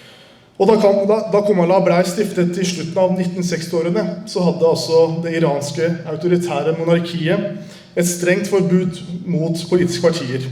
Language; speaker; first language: Norwegian; early bilingual, other home language; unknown